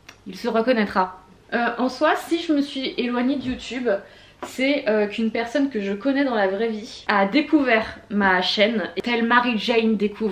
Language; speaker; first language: French; native; French